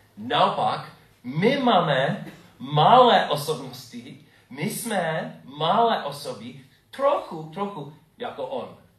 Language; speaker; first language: Czech; non-native, fluent; English